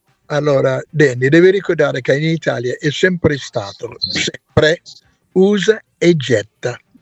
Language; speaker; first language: Italian; non-native, fluent; English